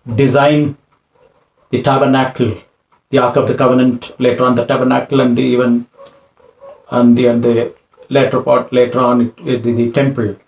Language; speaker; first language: English; non-native, local second language; Tamil